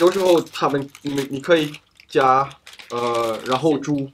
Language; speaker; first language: Chinese; non-native, fluent; Danish